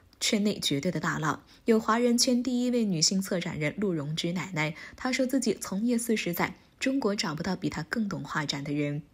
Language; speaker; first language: Chinese; native; Chinese